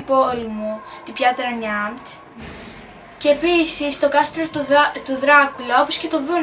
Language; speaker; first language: Greek; early bilingual, other home language; Romanian